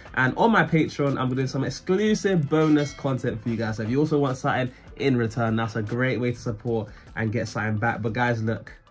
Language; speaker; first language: English; native; English